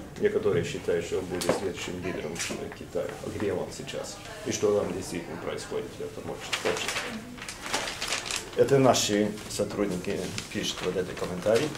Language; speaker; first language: Russian; non-native, fluent; Norwegian